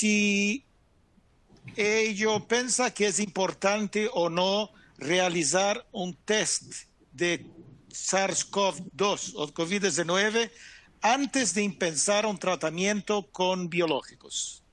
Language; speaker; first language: Spanish; non-native, fluent; Portuguese